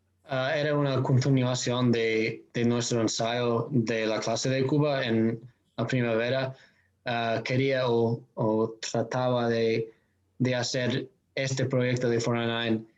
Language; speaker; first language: Spanish; non-native, fluent; English